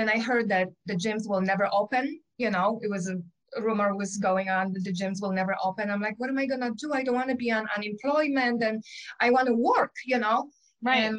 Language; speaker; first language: English; non-native, fluent; Polish